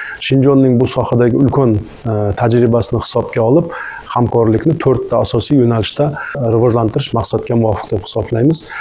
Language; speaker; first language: Uzbek; non-native, local second language; Kara-Kalpak